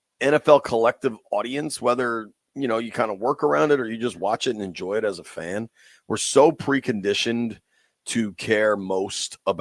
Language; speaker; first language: English; native; English